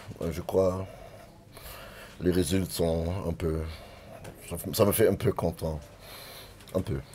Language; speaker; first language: French; non-native, learner; German